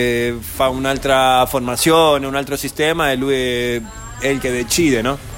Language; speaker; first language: Italian; non-native, fluent; Spanish